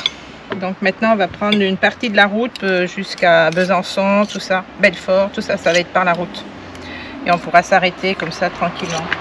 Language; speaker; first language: French; native; French